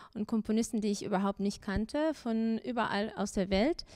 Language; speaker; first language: German; non-native, fluent; Azerbaijani